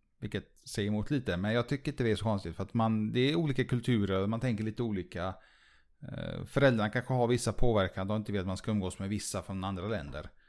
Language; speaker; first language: Swedish; early bilingual, other home language; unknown